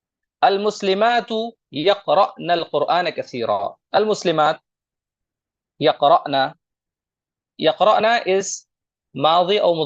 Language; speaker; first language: Arabic; non-native, fluent; Urdu